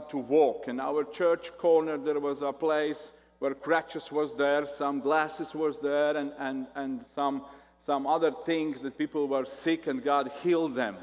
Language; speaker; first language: English; non-native, fluent; Latvian